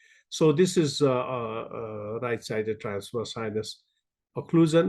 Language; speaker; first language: English; non-native, local second language; Nepali